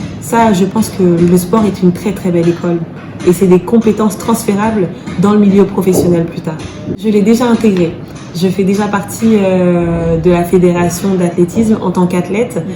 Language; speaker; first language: French; early bilingual, other home language; Wolof